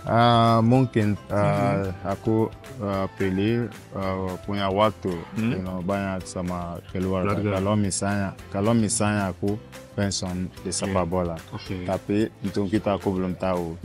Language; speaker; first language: Indonesian; non-native, fluent; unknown